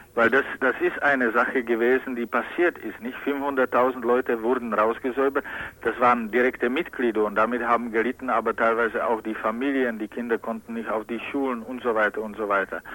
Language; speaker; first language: German; non-native, fluent; Czech